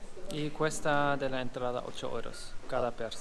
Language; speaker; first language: Spanish; non-native, learner; German